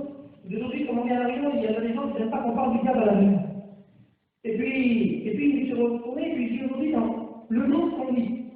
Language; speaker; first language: French; native; French